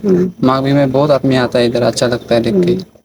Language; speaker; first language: Hindi; non-native, local second language; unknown